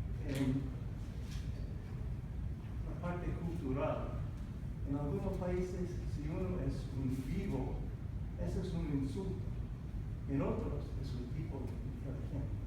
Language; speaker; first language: Spanish; non-native, fluent; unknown